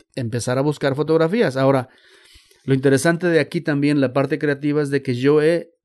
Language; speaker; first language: Spanish; native; Spanish